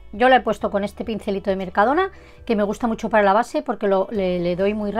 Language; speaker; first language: Spanish; native; Spanish